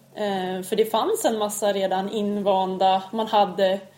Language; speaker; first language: Swedish; native; Swedish